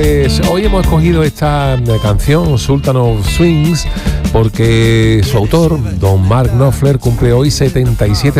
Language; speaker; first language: Spanish; native; Spanish